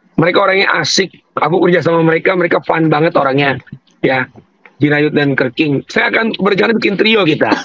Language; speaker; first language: Indonesian; native; Indonesian